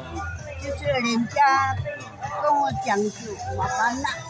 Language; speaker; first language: Chinese; non-native, local second language; Amis